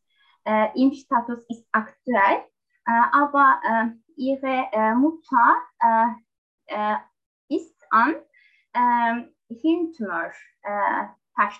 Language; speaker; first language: German; non-native, learner; Turkish